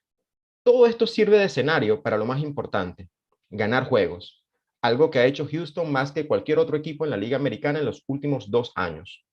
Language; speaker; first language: Spanish; native; Spanish